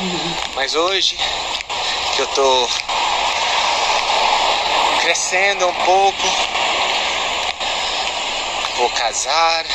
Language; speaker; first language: Portuguese; non-native, fluent; English